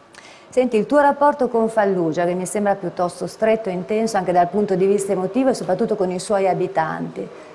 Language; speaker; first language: Italian; native; Italian